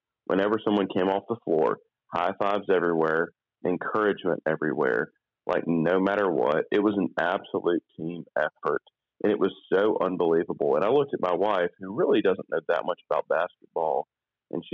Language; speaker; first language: English; native; English